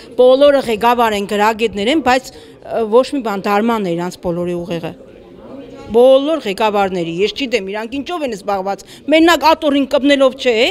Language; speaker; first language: Armenian; native; Armenian